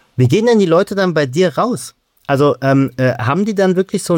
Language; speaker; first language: German; native; German